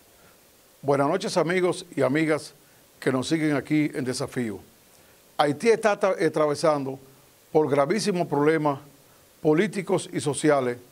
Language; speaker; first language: Spanish; native; Spanish